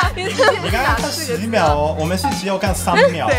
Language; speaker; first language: Chinese; non-native, fluent; Japanese